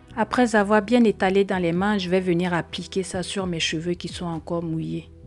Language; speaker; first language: French; native; French